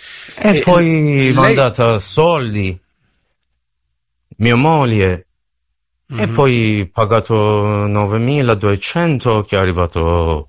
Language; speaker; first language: Italian; non-native, learner; Persian